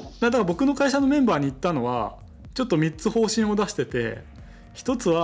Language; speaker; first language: Japanese; native; Japanese